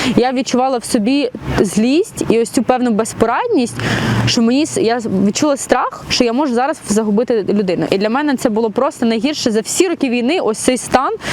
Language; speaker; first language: Ukrainian; non-native, local second language; Russian